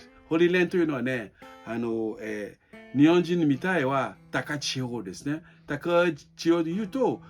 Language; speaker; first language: Japanese; non-native, fluent; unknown